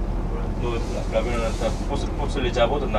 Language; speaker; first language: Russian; non-native, learner; Korean